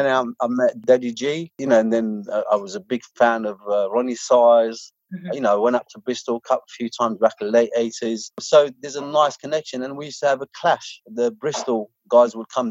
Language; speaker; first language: English; non-native, local second language; Arabic